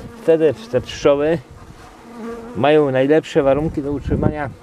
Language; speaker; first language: Polish; native; Polish